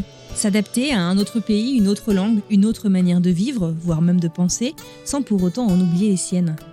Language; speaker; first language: French; native; French